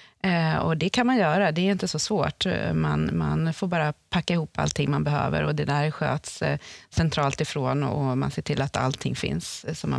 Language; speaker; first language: Swedish; native; Swedish